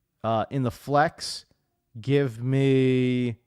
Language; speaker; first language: English; native; English